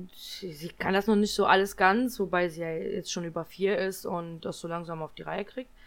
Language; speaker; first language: German; early bilingual, other home language; Polish